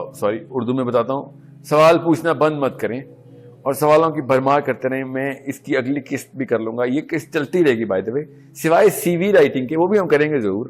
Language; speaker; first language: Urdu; native; Urdu